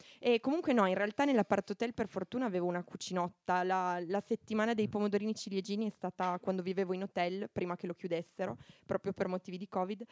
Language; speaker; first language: Italian; native; Italian